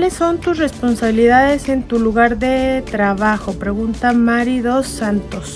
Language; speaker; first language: Spanish; native; Spanish